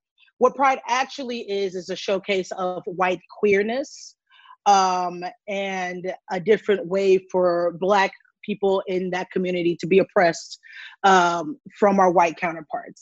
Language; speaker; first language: English; native; English